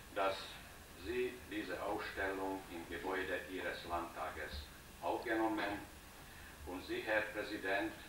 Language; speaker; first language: German; non-native, fluent; Hungarian